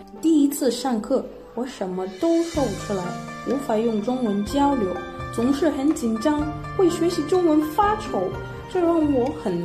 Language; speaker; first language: Chinese; non-native, learner; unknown